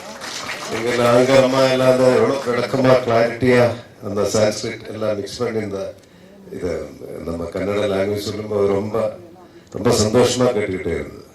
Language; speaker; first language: Tamil; non-native, local second language; Malayalam